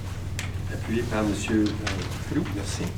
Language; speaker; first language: French; native; French